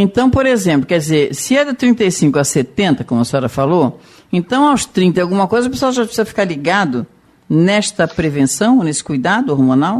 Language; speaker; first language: Portuguese; native; Portuguese